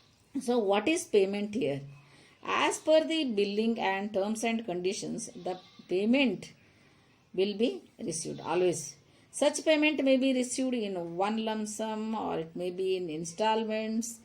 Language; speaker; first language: English; non-native, local second language; Kannada